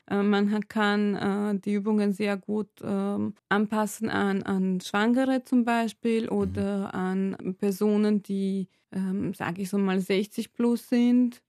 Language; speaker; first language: German; non-native, fluent; Serbian